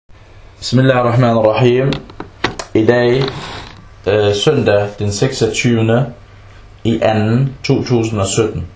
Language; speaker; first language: Danish; early bilingual, other home language; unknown